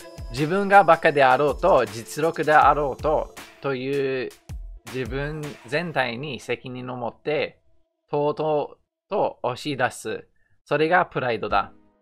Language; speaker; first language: Japanese; non-native, fluent; English